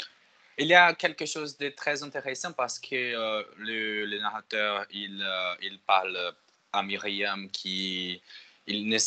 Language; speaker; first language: French; non-native, learner; Portuguese